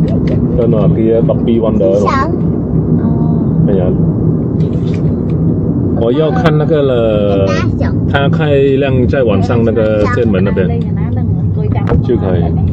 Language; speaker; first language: Chinese; non-native, learner; Vietnamese